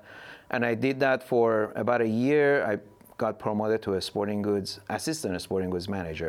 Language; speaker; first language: English; non-native, fluent; Persian